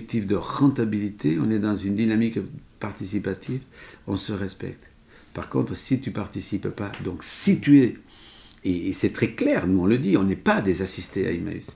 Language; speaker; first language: French; native; French